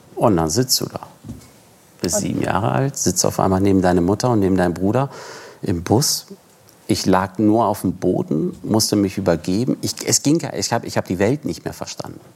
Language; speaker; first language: German; early bilingual, other home language; Persian